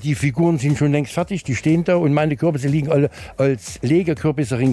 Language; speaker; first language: German; native; German